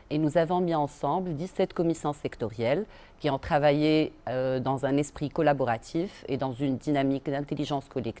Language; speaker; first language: French; non-native, local second language; Arabic